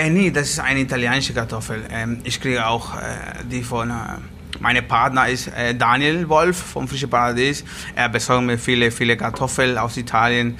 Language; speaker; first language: German; non-native, learner; Spanish